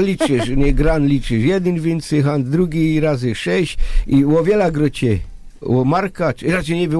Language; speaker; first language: Polish; native; Polish